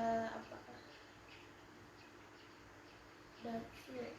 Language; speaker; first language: English; non-native, learner; Indonesian